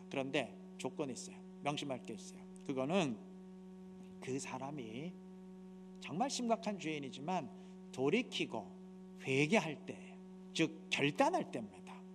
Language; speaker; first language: Korean; native; Korean